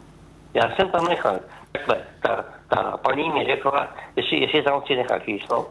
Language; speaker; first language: Czech; native; Czech